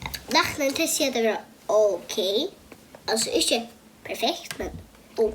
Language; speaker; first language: Norwegian; non-native, learner; Faroese